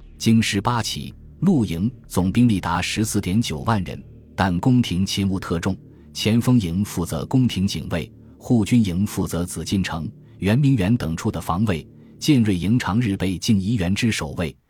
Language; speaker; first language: Chinese; native; Chinese